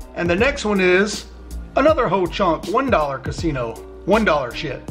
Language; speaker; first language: English; native; English